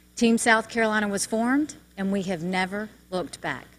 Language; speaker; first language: English; native; English